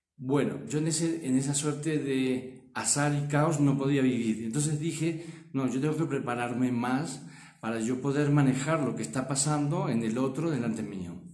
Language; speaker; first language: Spanish; native; Spanish